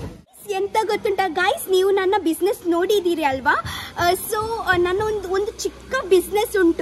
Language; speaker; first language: Kannada; non-native, local second language; Tulu